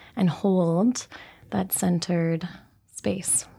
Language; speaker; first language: English; native; English